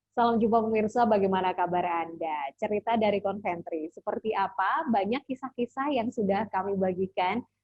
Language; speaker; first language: Indonesian; native; Indonesian